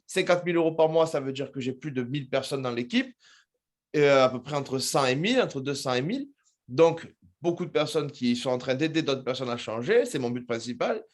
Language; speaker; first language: French; native; French